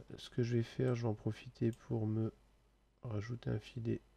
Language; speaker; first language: French; native; French